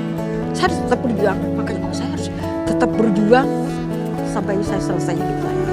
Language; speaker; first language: Indonesian; native; Indonesian